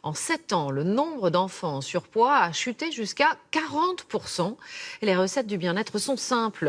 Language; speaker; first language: French; native; French